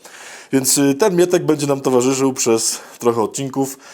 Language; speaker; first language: Polish; native; Polish